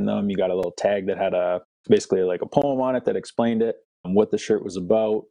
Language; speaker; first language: English; native; English